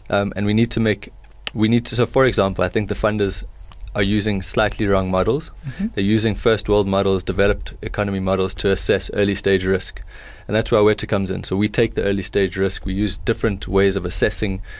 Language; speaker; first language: English; native; English